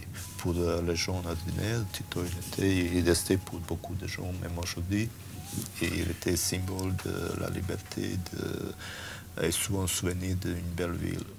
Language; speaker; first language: French; non-native, fluent; Bosnian